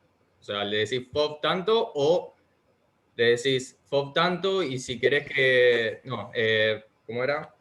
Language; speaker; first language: Spanish; native; Spanish